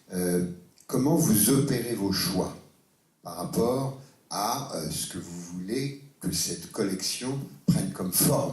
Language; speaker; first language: French; native; French